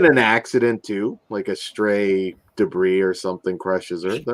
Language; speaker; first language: English; native; English